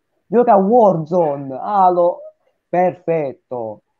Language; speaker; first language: Italian; native; Italian